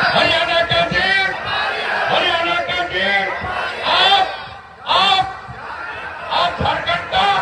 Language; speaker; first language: Hindi; non-native, local second language; Bangla